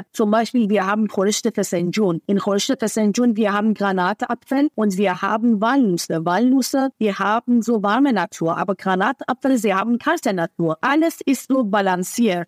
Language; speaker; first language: German; non-native, fluent; Persian